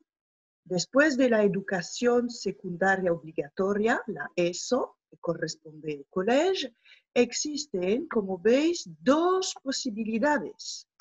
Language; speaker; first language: Spanish; non-native, fluent; French